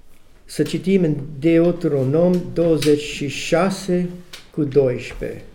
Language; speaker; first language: Romanian; non-native, learner; English